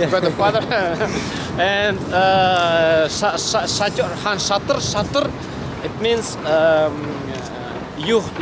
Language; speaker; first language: English; non-native, learner; Kazakh